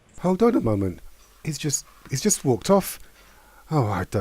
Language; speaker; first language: English; native; English